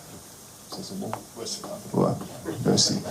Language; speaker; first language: French; non-native, fluent; English